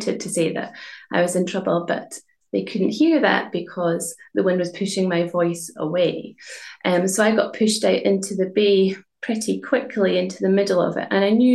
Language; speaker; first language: English; native; English